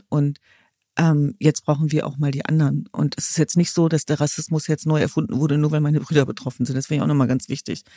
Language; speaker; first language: German; early bilingual, other home language; Kurdish